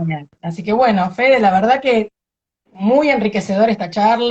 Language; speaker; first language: Spanish; native; Spanish